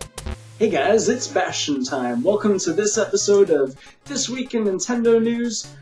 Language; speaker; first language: English; native; English